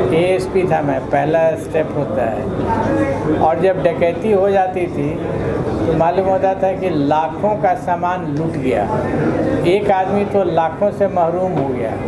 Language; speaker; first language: Hindi; native; Hindi